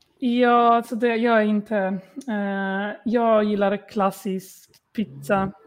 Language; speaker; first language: Swedish; non-native, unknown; Polish